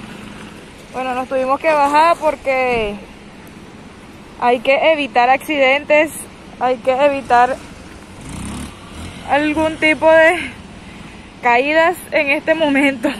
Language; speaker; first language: Spanish; native; Spanish